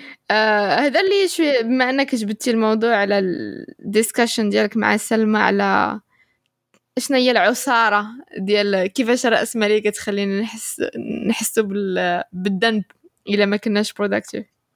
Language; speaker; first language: Arabic; native; Arabic